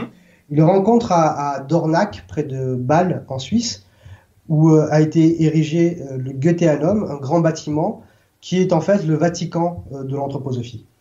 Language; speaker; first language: French; native; French